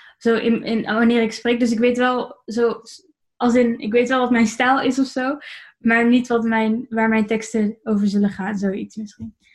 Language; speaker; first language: Dutch; native; Dutch